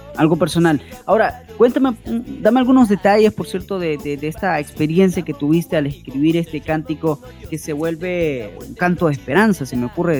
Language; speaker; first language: Spanish; native; Spanish